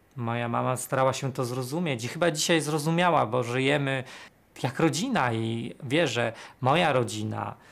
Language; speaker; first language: Polish; native; Polish